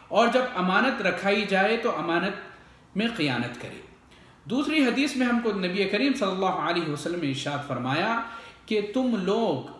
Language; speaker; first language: Urdu; native; Urdu